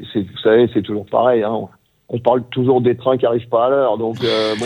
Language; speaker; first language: French; native; French